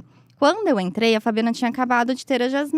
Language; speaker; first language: Portuguese; native; Portuguese